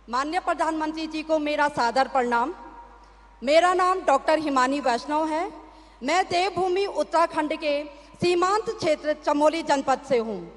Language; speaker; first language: Hindi; native; Hindi